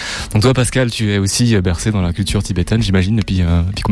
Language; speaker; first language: French; native; French